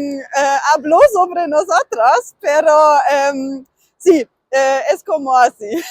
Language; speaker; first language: Spanish; non-native, learner; German